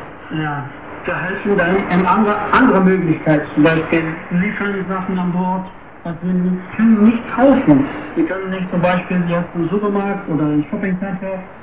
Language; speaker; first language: German; non-native, fluent; Portuguese